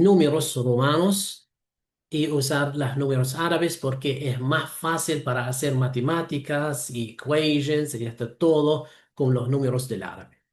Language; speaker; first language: Spanish; non-native, fluent; Arabic